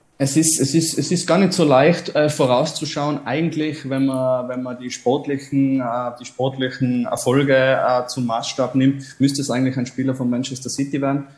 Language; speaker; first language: German; native; German